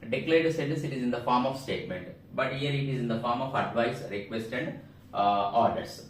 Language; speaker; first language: English; non-native, local second language; Telugu